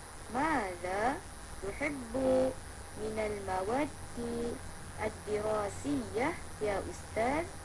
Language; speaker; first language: Arabic; non-native, learner; Malay